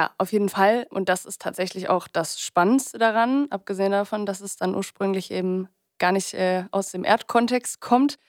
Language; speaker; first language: German; native; German